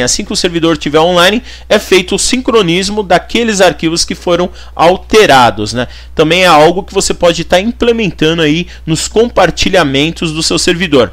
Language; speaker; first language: Portuguese; native; Portuguese